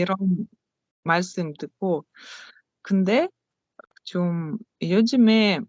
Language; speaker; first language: Korean; non-native, learner; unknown